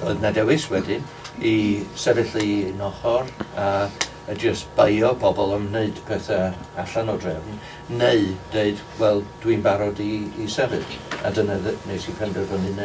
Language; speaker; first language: Welsh; non-native, local second language; English